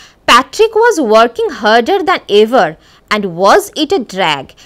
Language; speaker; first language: English; non-native, local second language; Bangla